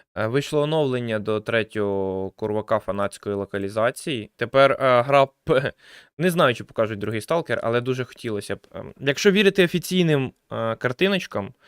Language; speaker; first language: Ukrainian; native; Ukrainian